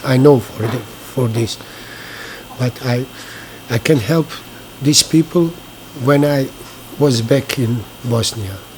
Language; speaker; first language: English; non-native, learner; Bosnian